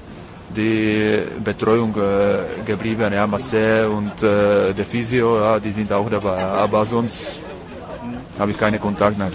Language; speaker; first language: German; non-native, fluent; Czech